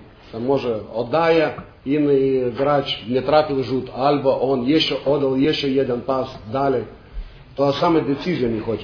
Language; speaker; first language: Polish; non-native, learner; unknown